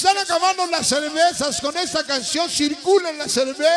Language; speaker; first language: Spanish; native; Spanish